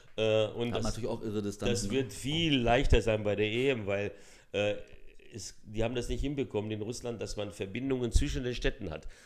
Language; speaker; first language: German; early bilingual, other home language; Portuguese